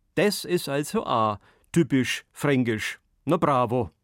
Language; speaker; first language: German; native; German